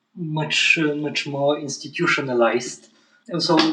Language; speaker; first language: English; non-native, fluent; Bulgarian